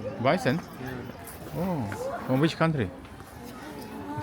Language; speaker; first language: English; non-native, learner; Vietnamese